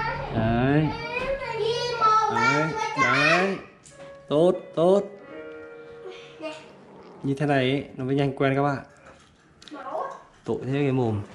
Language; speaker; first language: Vietnamese; native; Vietnamese